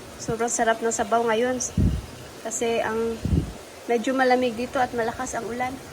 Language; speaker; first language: Filipino; native; Filipino